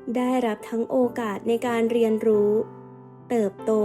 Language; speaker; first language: Thai; native; Thai